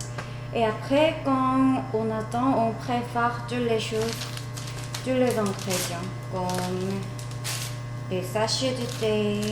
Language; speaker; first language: French; non-native, learner; Korean